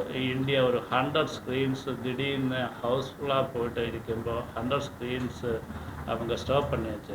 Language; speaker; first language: Tamil; non-native, learner; Malayalam